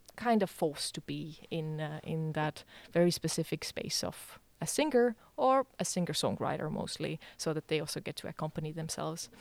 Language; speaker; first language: English; non-native, fluent; Estonian